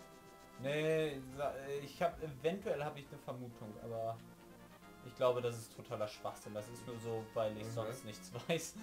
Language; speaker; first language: German; native; German